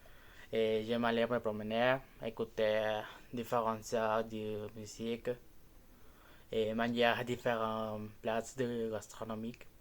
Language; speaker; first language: French; non-native, learner; Spanish